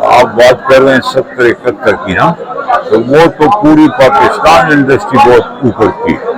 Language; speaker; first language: Urdu; non-native, local second language; Pashto